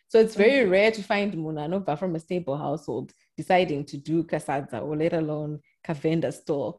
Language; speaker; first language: English; non-native, local second language; Shona